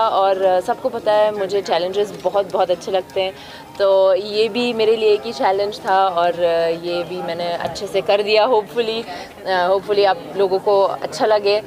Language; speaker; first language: Hindi; non-native, fluent; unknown